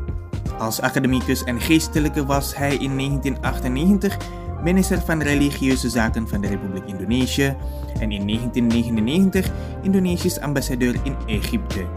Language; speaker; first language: Dutch; non-native, fluent; Indonesian